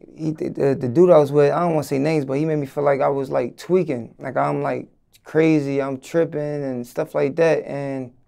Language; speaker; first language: English; native; English